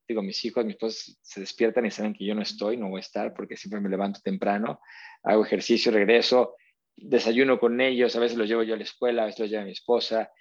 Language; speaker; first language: Spanish; native; Spanish